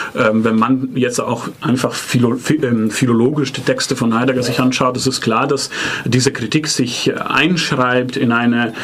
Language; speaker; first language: German; non-native, fluent; Italian